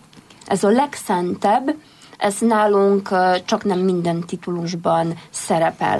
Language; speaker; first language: Hungarian; non-native, fluent; Polish